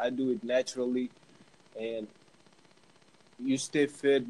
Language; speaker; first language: English; native; English